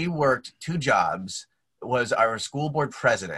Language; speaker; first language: English; native; English